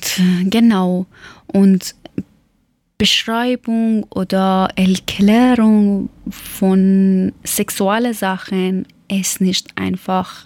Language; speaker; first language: German; non-native, learner; Persian